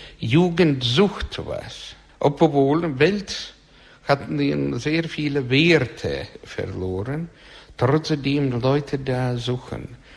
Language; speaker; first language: German; non-native, learner; Russian